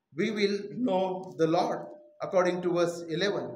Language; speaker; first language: English; non-native, local second language; Marathi